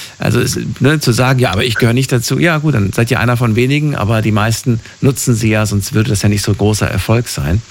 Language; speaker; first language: German; native; German